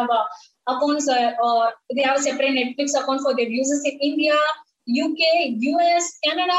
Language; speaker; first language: English; non-native, local second language; Tamil